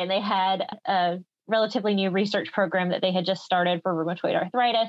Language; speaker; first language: English; native; English